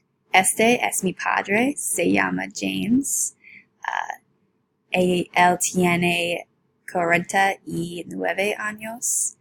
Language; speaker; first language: Spanish; non-native, learner; English